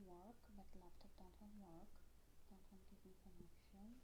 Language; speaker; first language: English; non-native, learner; Polish